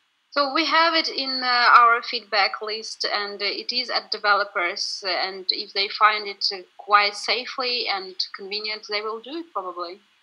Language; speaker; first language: English; non-native, fluent; Russian